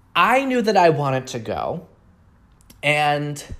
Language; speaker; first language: English; native; English